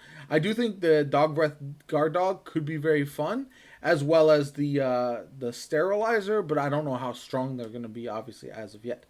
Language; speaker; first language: English; native; English